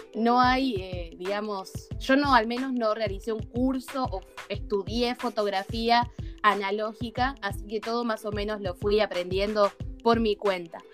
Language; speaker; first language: Spanish; native; Spanish